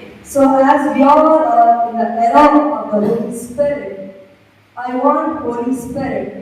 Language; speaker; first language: English; non-native, local second language; Telugu